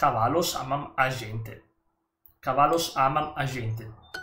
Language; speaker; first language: Portuguese; non-native, learner; Italian